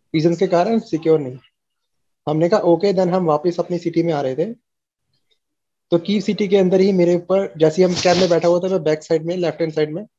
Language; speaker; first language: Hindi; native; Hindi